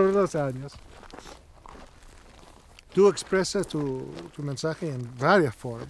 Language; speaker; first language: Spanish; non-native, learner; English